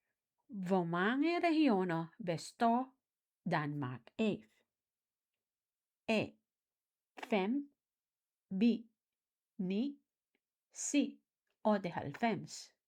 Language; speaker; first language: Danish; non-native, fluent; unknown